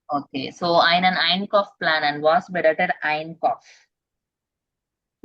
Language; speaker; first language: German; non-native, fluent; Tamil